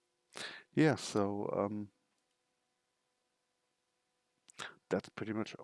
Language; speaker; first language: English; non-native, fluent; German